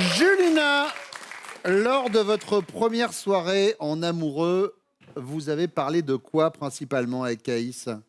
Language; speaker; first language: French; native; French